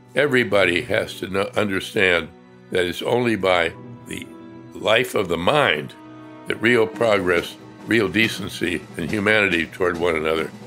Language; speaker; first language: English; native; English